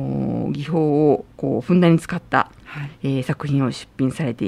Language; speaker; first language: Japanese; native; Japanese